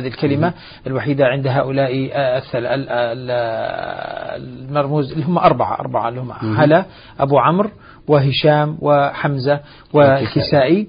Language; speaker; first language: Arabic; native; Arabic